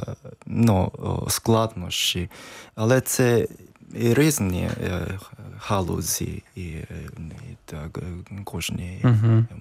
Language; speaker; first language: Ukrainian; non-native, learner; Japanese